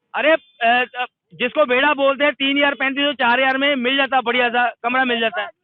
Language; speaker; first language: Hindi; non-native, local second language; Punjabi